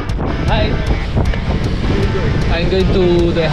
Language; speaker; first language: English; non-native, learner; Spanish